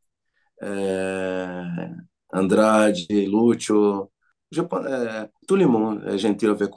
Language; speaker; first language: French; non-native, learner; Portuguese